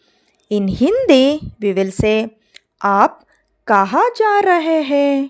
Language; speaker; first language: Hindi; non-native, local second language; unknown